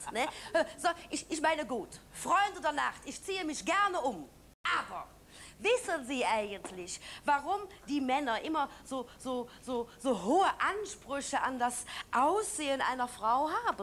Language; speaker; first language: German; native; German